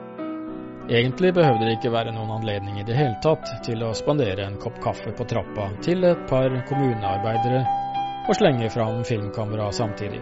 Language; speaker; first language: Norwegian; native; Norwegian